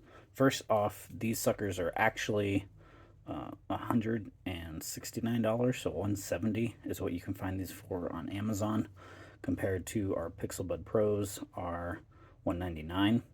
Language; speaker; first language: English; native; English